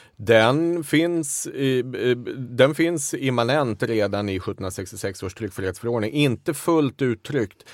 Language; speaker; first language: Swedish; native; Swedish